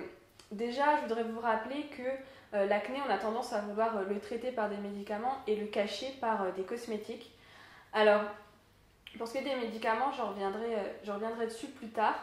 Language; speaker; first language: French; native; French